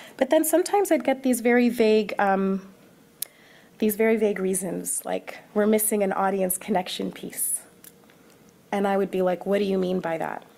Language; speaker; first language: English; early bilingual, other home language; Arabic